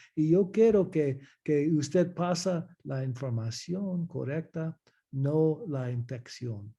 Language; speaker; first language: Spanish; early bilingual, heritage; English